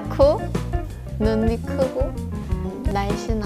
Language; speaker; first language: Korean; non-native, fluent; Chinese